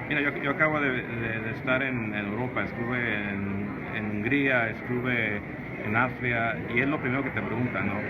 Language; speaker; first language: Spanish; early bilingual, heritage; Spanish